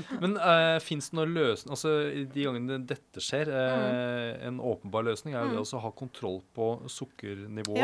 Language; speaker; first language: Norwegian; native; Norwegian